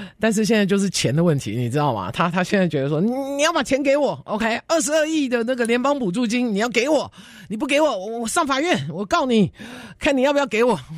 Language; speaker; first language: Chinese; native; Chinese